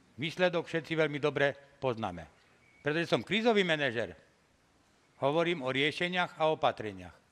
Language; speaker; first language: Slovak; native; Slovak